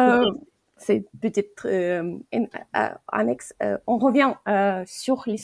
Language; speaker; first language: French; non-native, fluent; Ukrainian